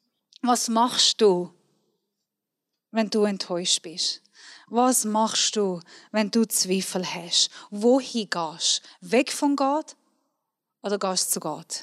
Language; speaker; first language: German; non-native, fluent; Persian